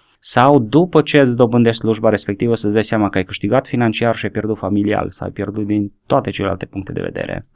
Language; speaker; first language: Romanian; native; Romanian